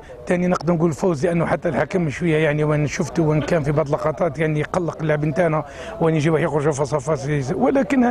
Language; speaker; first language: Arabic; native; Arabic